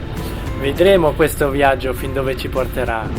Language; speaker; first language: Italian; native; Italian